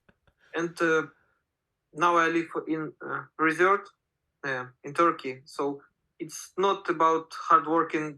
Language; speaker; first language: English; non-native, learner; Russian